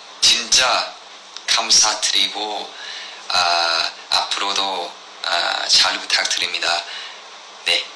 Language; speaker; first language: Korean; non-native, learner; Thai